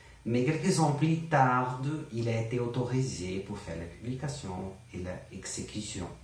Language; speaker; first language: French; non-native, learner; Portuguese